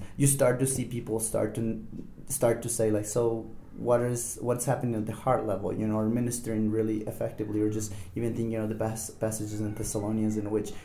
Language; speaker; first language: English; non-native, fluent; Spanish